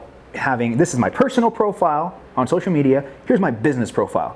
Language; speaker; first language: English; native; English